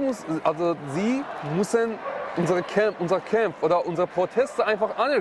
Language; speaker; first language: German; non-native, learner; Persian